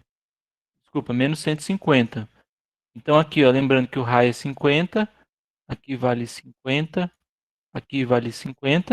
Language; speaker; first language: Portuguese; native; Portuguese